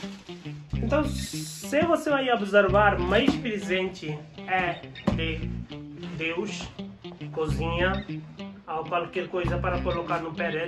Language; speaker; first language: Portuguese; non-native, learner; Hindi